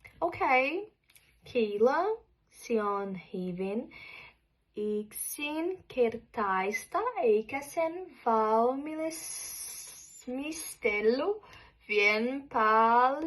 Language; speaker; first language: Finnish; non-native, learner; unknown